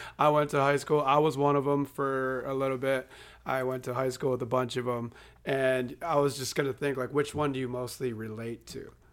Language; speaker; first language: English; native; English